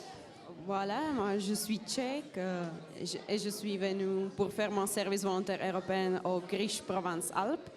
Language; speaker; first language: French; non-native, fluent; Czech